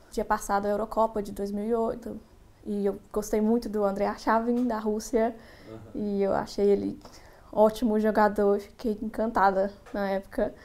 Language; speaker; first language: Portuguese; native; Portuguese